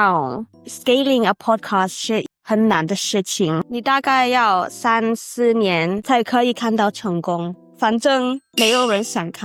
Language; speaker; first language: Chinese; non-native, learner; English